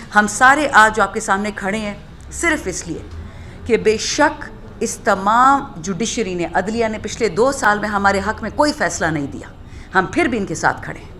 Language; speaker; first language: Urdu; non-native, local second language; Pashto